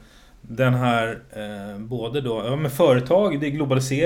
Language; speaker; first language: Swedish; native; Swedish